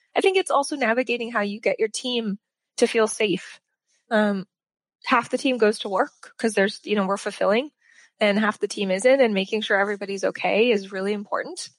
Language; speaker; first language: English; native; English